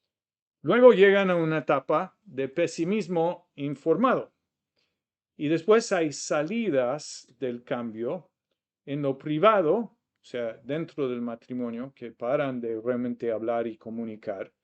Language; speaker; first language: Spanish; non-native, fluent; English